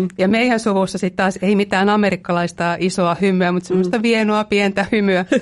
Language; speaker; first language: Finnish; native; Finnish